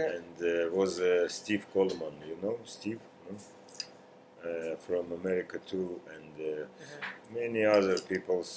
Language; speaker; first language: English; non-native, learner; Russian